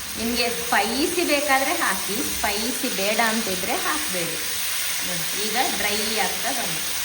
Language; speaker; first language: Kannada; native; Kannada